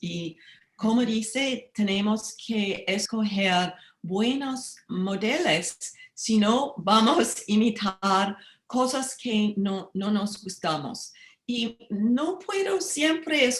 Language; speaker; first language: Spanish; non-native, learner; English